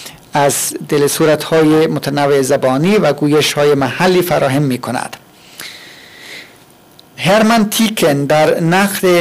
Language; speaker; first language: Persian; non-native, fluent; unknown